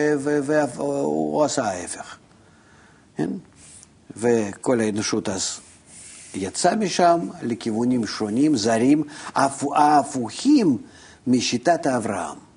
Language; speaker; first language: Hebrew; non-native, fluent; Russian